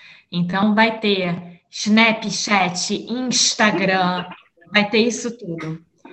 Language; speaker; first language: Portuguese; native; Portuguese